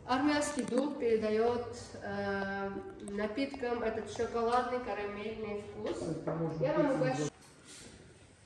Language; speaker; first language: Russian; non-native, fluent; Armenian